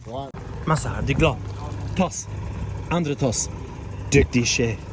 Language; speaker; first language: Swedish; non-native, learner; English